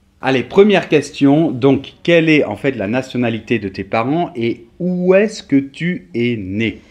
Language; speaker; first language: French; native; French